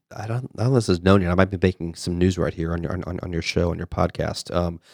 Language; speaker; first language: English; native; English